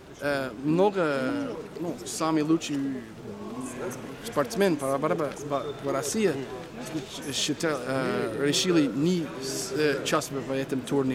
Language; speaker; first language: Russian; non-native, learner; English